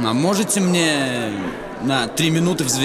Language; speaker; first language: Russian; native; Russian